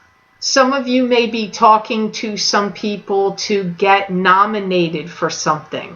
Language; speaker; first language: English; native; English